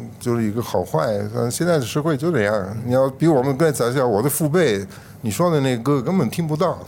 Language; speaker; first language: Chinese; non-native, fluent; Italian